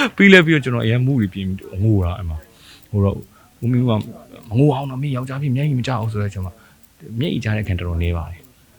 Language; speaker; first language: Burmese; native; Burmese